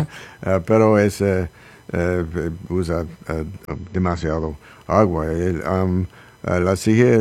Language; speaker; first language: Spanish; non-native, learner; English